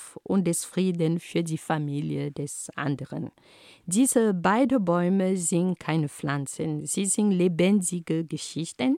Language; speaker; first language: German; non-native, fluent; Ghomala